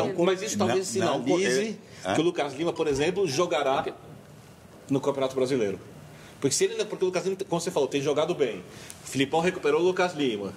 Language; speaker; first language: Portuguese; native; Portuguese